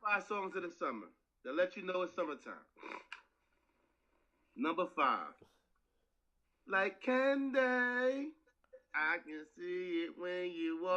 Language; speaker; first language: English; native; English